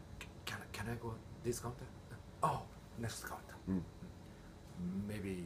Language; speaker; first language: English; non-native, learner; Japanese